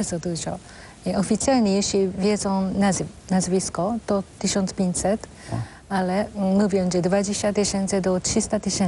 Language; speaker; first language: Polish; non-native, fluent; Japanese